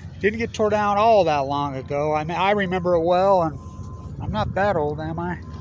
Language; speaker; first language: English; native; English